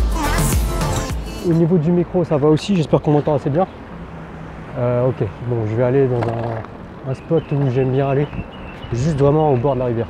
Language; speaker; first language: French; native; French